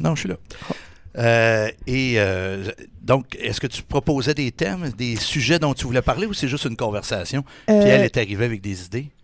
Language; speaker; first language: French; native; French